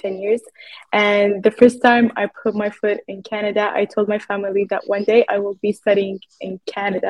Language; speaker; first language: English; non-native, fluent; Arabic